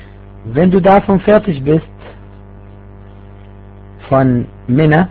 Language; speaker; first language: German; non-native, fluent; Arabic